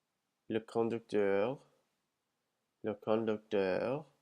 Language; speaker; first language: French; non-native, fluent; English